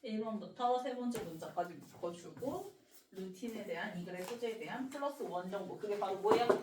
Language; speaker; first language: Korean; native; Korean